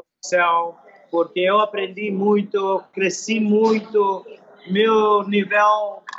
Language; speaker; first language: Portuguese; non-native, learner; English